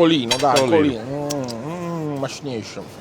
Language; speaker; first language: Russian; non-native, fluent; Italian